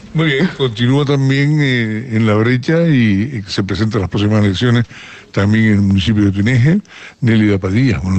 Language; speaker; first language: Spanish; native; Spanish